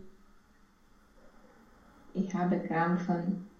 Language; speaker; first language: German; non-native, learner; Romanian